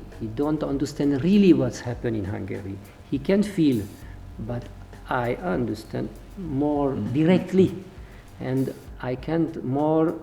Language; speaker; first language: English; non-native, learner; Hungarian